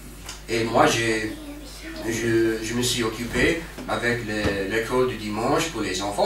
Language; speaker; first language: French; non-native, fluent; English